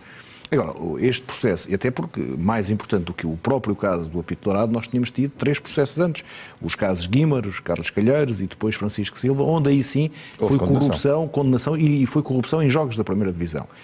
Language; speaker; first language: Portuguese; native; Portuguese